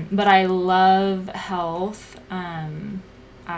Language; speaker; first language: English; native; English